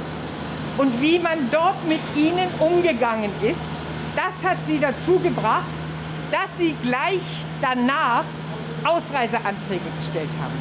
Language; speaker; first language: German; native; German